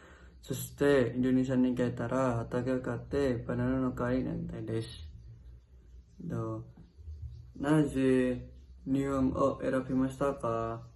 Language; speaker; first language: Japanese; non-native, learner; Indonesian